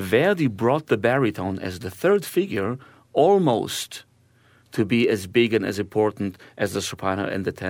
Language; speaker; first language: English; non-native, fluent; Hebrew